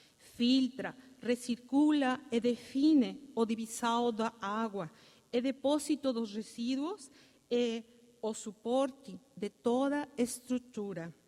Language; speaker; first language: Portuguese; non-native, learner; Spanish